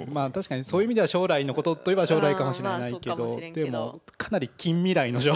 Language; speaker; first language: Japanese; native; Japanese